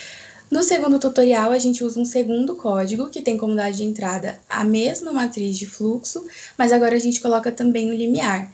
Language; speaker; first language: Portuguese; native; Portuguese